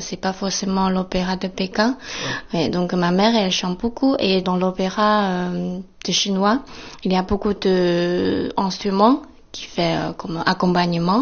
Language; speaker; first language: French; non-native, fluent; Chinese